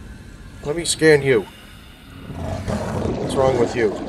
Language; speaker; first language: English; native; English